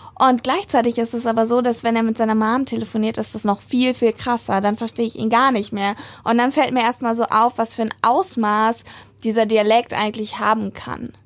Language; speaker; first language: German; native; German